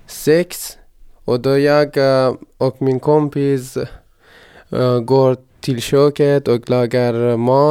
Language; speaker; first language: Swedish; non-native, fluent; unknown